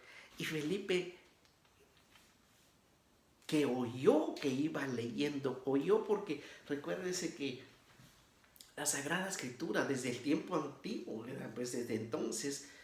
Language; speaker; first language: Spanish; native; Spanish